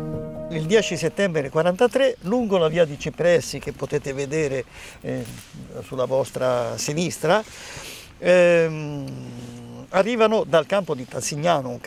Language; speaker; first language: Italian; native; Italian